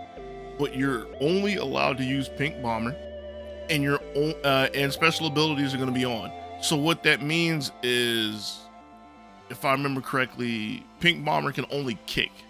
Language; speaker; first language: English; native; English